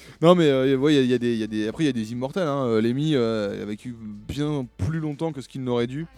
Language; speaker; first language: French; native; French